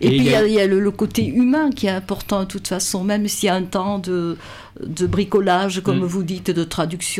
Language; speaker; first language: French; native; French